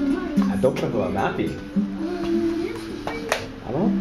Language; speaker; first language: Czech; non-native, learner; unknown